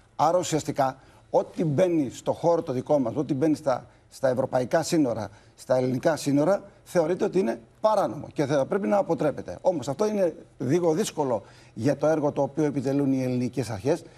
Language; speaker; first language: Greek; native; Greek